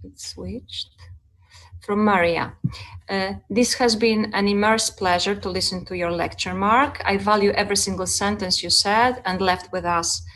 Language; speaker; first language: English; non-native, fluent; Polish